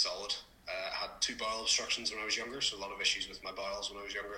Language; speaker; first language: English; native; English